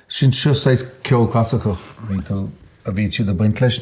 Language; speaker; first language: Irish; native; Irish